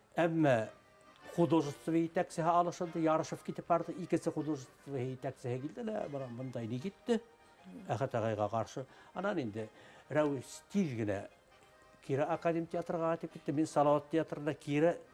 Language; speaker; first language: Tatar; non-native, local second language; Bashkir